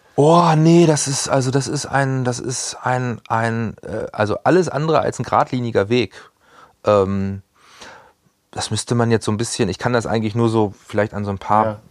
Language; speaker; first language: German; native; German